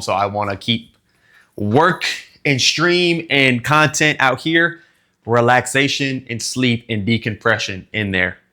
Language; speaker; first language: English; native; English